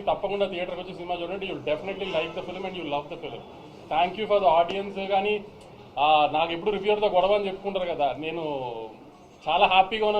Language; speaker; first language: Telugu; native; Telugu